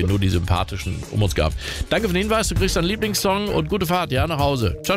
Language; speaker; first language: German; native; German